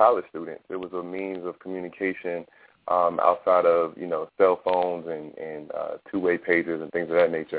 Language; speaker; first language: English; native; English